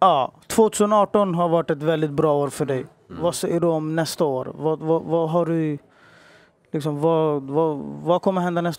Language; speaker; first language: Swedish; native; Swedish